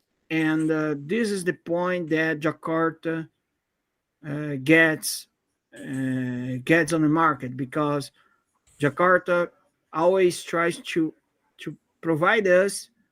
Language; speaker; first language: English; non-native, fluent; Portuguese